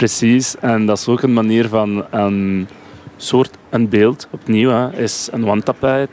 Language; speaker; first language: Dutch; non-native, local second language; French